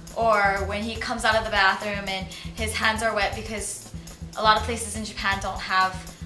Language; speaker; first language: English; early bilingual, other home language; Japanese